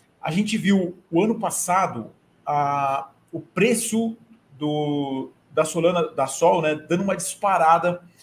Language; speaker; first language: Portuguese; native; Portuguese